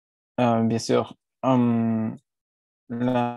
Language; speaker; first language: French; non-native, learner; Spanish